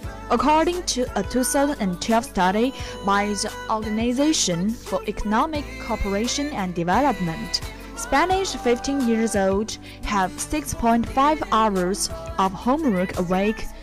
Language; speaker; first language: English; non-native, fluent; Chinese